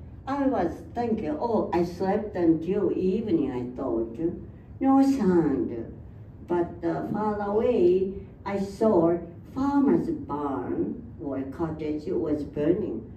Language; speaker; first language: English; non-native, fluent; Japanese